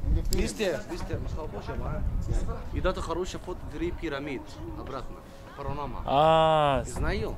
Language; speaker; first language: Russian; non-native, learner; Arabic